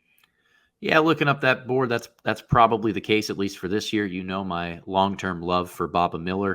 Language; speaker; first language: English; native; English